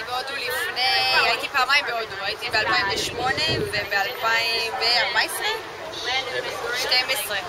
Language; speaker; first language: Hebrew; native; Hebrew